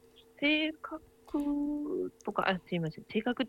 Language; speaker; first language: Japanese; non-native, fluent; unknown